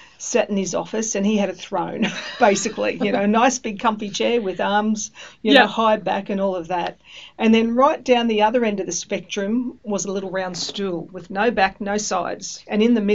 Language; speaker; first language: English; early bilingual, other home language; Greek